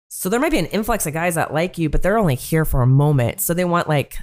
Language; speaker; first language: English; native; English